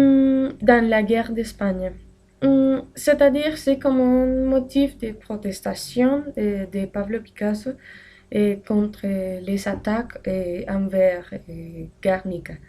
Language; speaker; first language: French; non-native, learner; Spanish